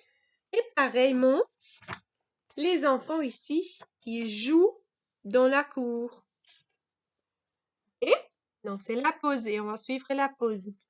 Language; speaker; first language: French; non-native, fluent; German